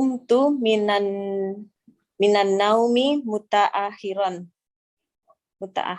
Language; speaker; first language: Arabic; non-native, learner; Indonesian